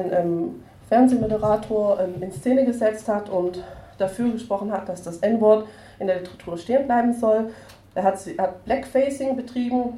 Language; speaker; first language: German; native; German